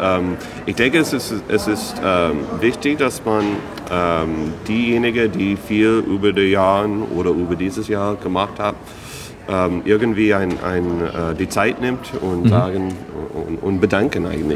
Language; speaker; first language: German; non-native, fluent; English